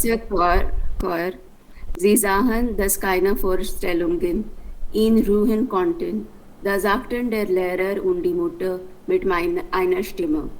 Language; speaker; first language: German; non-native, learner; Hindi